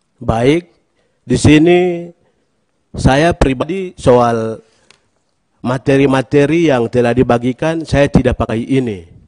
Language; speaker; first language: Indonesian; non-native, local second language; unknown